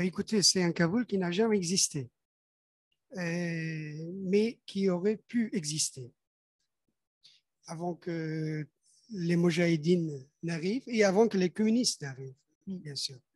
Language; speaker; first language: French; non-native, fluent; Persian